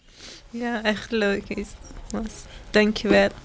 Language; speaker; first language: Dutch; non-native, learner; Persian